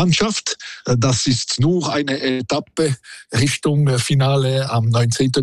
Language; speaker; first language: German; non-native, local second language; French